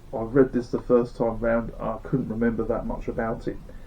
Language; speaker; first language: English; native; English